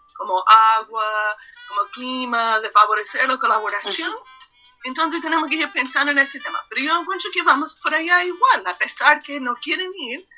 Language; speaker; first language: Spanish; non-native, fluent; English